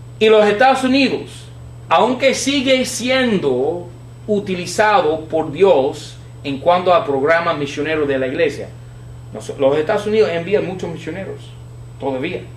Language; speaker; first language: Spanish; non-native, fluent; English